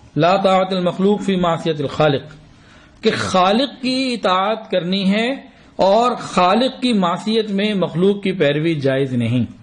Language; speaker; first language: Urdu; non-native, local second language; Punjabi